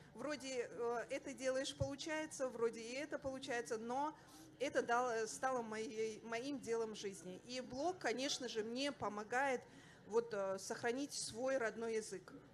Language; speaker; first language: Russian; non-native, local second language; Avaric